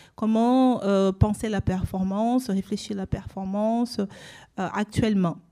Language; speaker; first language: French; non-native, fluent; Portuguese